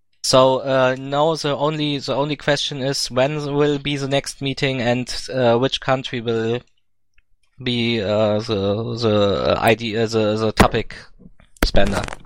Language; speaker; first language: English; non-native, fluent; German